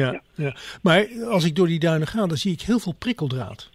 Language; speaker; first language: Dutch; native; Dutch